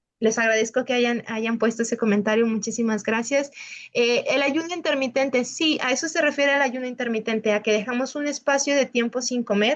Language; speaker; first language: Spanish; native; Spanish